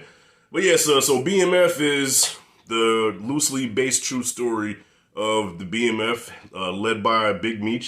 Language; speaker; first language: English; native; English